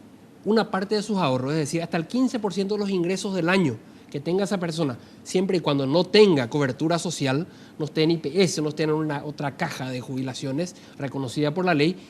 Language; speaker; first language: Spanish; native; Spanish